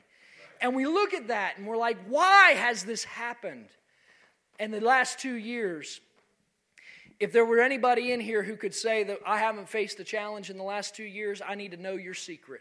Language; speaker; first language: English; native; English